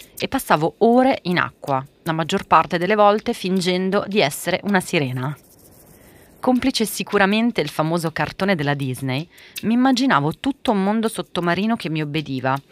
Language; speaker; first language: Italian; early bilingual, other home language; Portuguese